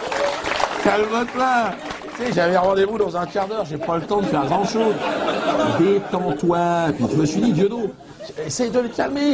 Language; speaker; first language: French; native; French